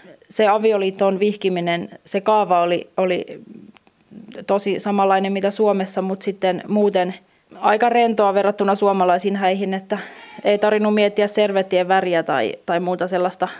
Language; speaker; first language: Finnish; native; Finnish